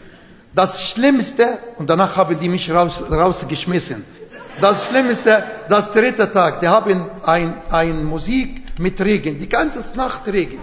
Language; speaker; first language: German; non-native, fluent; Arabic